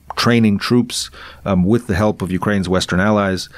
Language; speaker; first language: English; non-native, fluent; Russian